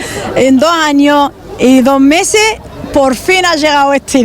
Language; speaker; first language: Spanish; non-native, learner; Arabic